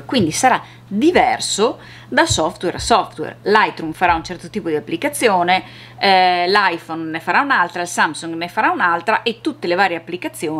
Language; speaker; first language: Italian; native; Italian